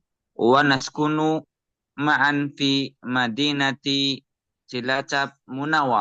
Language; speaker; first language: Arabic; non-native, learner; Indonesian